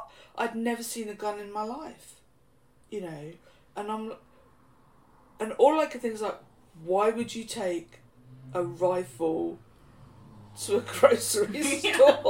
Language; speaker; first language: English; native; English